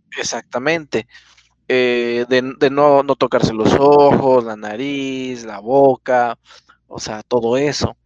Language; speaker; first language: Spanish; native; Spanish